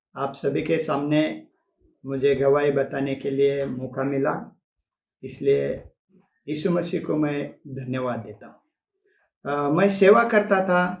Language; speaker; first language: Hindi; non-native, local second language; Marathi